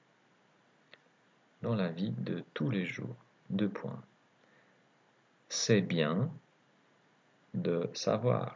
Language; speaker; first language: French; native; French